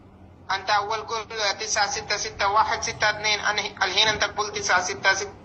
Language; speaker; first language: Arabic; non-native, learner; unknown